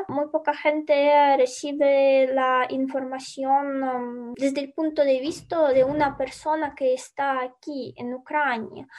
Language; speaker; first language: Spanish; non-native, fluent; Ukrainian